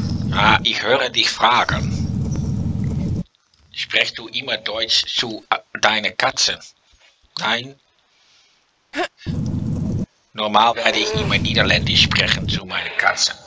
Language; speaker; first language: German; non-native, learner; Dutch